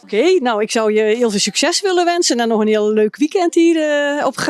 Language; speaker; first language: Dutch; native; Dutch